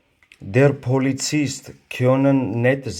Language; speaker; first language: German; non-native, learner; Georgian